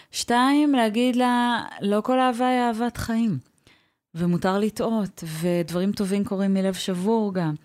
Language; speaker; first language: Hebrew; native; Hebrew